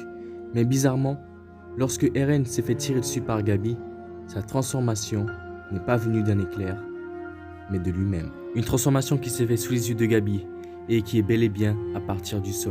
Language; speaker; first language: French; native; French